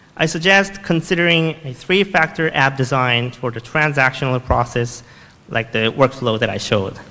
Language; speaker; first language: English; non-native, fluent; Korean